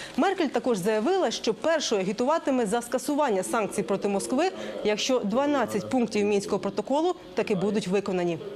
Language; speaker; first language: Ukrainian; native; Ukrainian